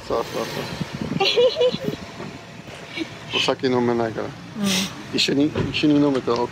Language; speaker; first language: Japanese; non-native, fluent; English